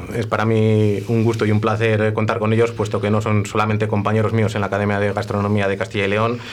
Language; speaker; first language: Spanish; native; Spanish